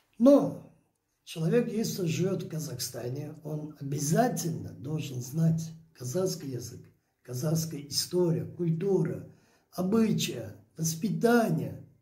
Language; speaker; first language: Russian; non-native, local second language; Azerbaijani